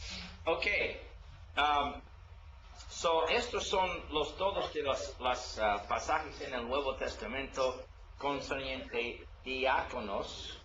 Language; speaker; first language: Spanish; non-native, learner; English